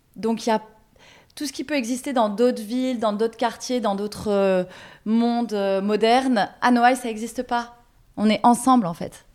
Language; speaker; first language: French; native; French